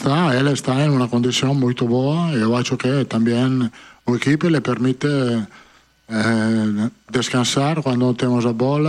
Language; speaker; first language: Portuguese; non-native, fluent; Italian